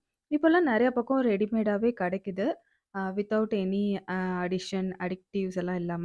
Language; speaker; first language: Tamil; native; Tamil